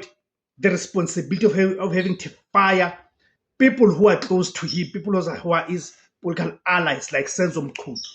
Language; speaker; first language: English; non-native, local second language; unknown